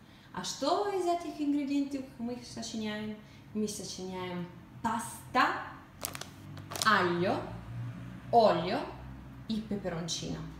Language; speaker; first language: Russian; non-native, fluent; Italian